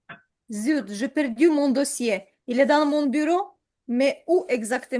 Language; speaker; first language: French; non-native, learner; Ukrainian